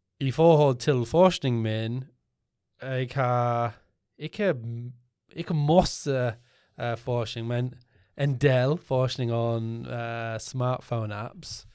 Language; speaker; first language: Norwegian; non-native, learner; English